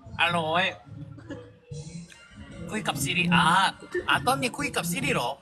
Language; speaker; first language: Thai; non-native, learner; Korean